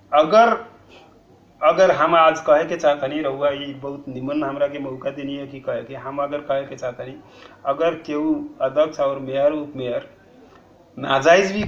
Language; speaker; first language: Bhojpuri; non-native, local second language; Nepali